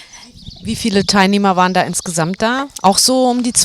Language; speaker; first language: German; native; German